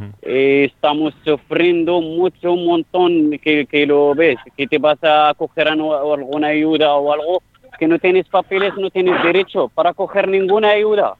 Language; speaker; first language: Spanish; non-native, fluent; Arabic